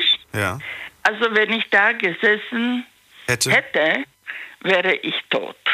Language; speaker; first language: German; non-native, learner; Czech